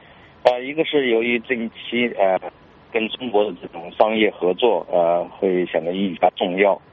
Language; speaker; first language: Chinese; native; Chinese